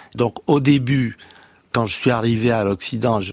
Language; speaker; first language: French; non-native, fluent; Romanian